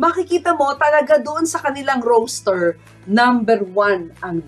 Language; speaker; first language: Filipino; native; Filipino